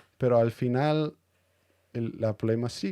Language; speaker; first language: Spanish; non-native, fluent; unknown